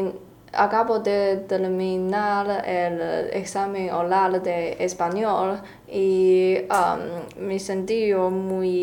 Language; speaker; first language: Spanish; non-native, learner; Chinese